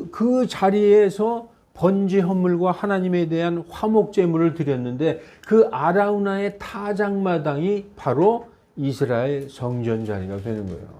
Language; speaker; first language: Korean; native; Korean